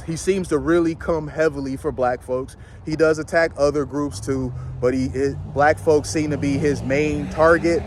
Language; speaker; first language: English; native; English